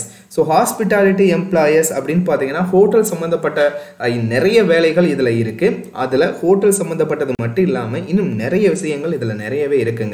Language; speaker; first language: Tamil; native; Tamil